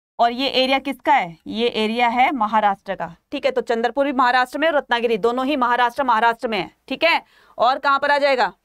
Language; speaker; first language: Hindi; native; Hindi